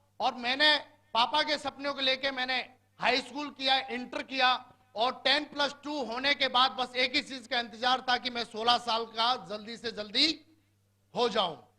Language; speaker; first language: Hindi; native; Hindi